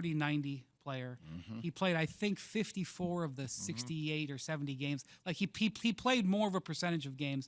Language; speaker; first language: English; native; English